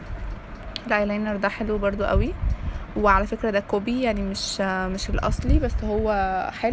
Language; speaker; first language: Arabic; native; Arabic